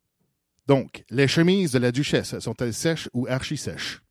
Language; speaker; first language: French; native; French